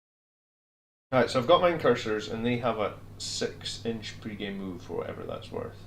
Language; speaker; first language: English; native; English